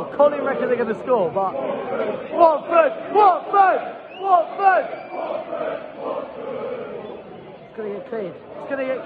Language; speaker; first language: English; native; English